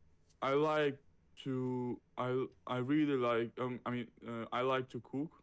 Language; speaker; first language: English; non-native, learner; Russian